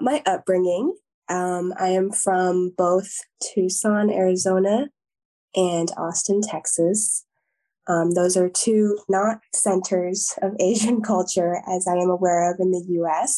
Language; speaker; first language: English; native; English